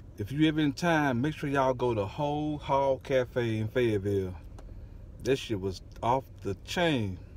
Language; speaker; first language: English; native; English